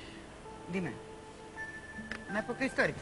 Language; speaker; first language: Spanish; native; Spanish